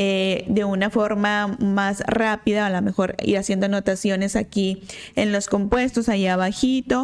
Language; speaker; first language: Spanish; native; Spanish